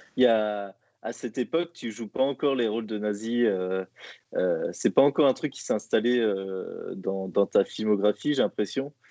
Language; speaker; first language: French; native; French